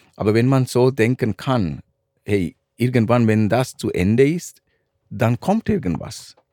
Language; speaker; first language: German; non-native, fluent; Sinhala